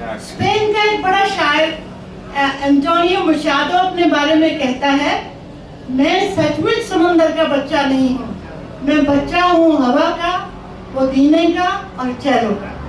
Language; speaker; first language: Urdu; non-native, local second language; Punjabi